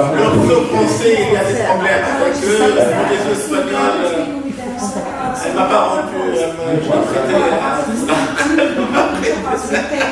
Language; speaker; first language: French; non-native, local second language; Arabic